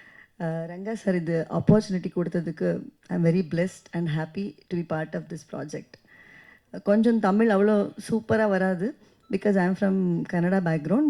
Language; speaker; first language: Tamil; non-native, fluent; Kannada